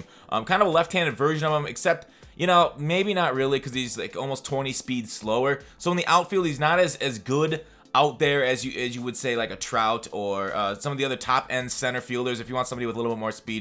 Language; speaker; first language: English; native; English